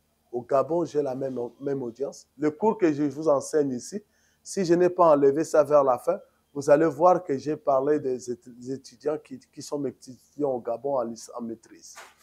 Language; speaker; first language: French; non-native, local second language; Lingala